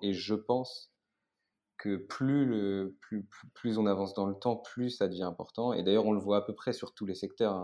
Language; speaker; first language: French; native; French